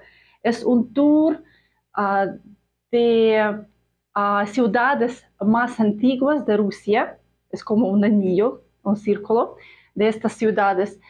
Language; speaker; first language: Spanish; non-native, fluent; Russian